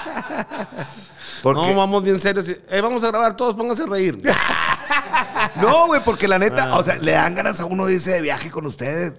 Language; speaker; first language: Spanish; native; Spanish